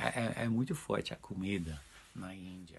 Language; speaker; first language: Portuguese; non-native, fluent; Dutch